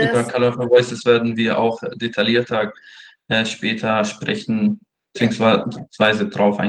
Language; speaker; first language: German; non-native, fluent; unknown